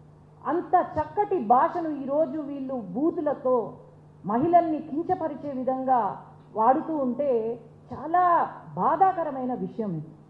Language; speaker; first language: Telugu; native; Telugu